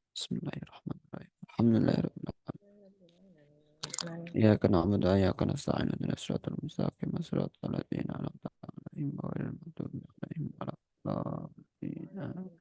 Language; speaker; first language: Arabic; non-native, fluent; Indonesian